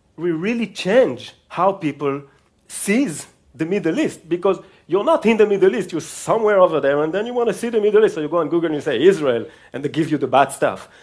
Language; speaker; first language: English; non-native, fluent; Hebrew